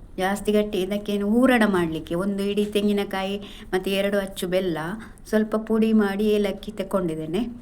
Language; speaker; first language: Kannada; non-native, local second language; Tulu